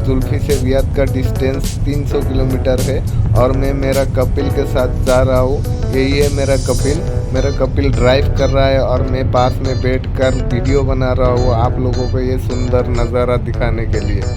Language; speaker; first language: Hindi; non-native, local second language; Assamese